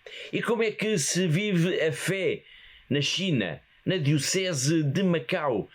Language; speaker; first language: Portuguese; native; Portuguese